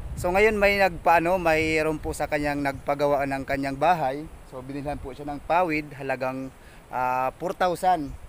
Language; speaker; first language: Filipino; non-native, local second language; Waray